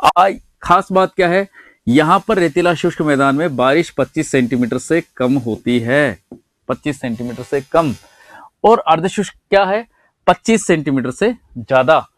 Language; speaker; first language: Hindi; native; Hindi